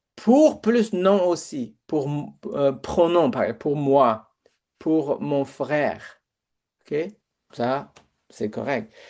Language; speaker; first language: French; non-native, fluent; Persian